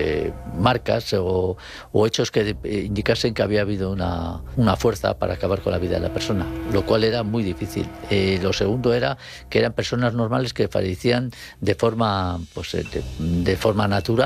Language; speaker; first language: Spanish; native; Spanish